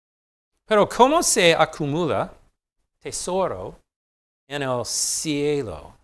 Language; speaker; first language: Spanish; non-native, fluent; English